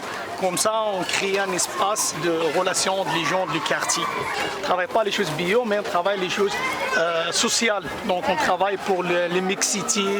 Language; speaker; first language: French; non-native, fluent; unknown